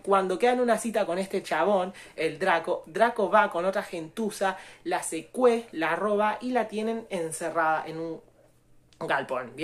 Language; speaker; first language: Spanish; native; Spanish